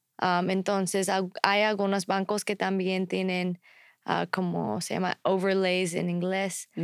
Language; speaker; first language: Spanish; non-native, fluent; English